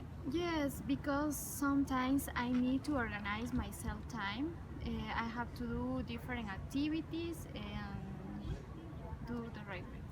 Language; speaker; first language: English; non-native, learner; Spanish